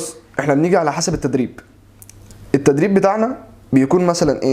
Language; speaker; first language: Arabic; native; Arabic